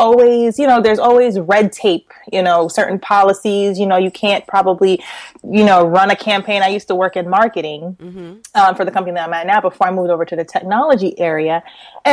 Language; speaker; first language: English; native; English